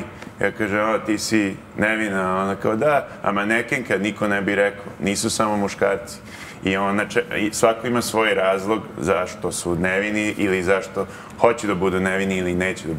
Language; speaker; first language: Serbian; early bilingual, heritage; Serbian